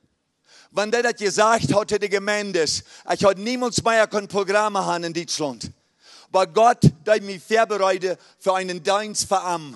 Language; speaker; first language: German; early bilingual, heritage; Plautdietsch